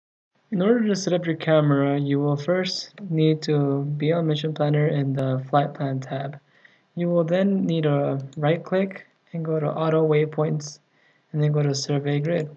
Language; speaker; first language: English; native; English